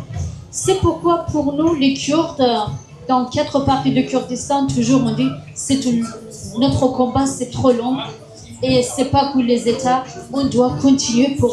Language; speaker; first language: French; non-native, fluent; Kurdish